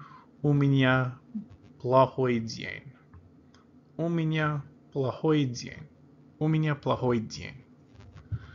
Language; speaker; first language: Russian; non-native, learner; English